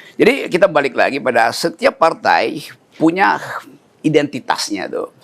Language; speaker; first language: Indonesian; native; Indonesian